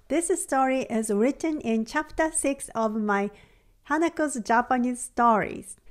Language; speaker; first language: English; non-native, fluent; Japanese